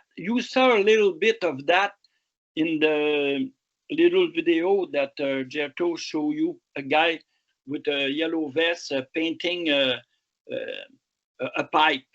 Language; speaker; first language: English; non-native, local second language; French